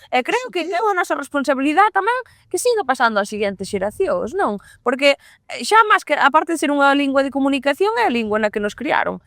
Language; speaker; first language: Galician; native; Galician